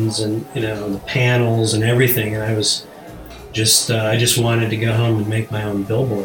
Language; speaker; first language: English; native; English